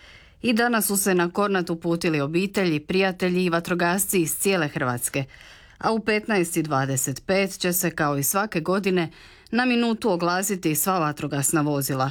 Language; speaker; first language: Serbian; native; Serbian